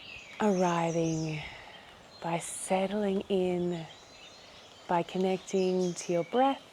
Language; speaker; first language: English; native; English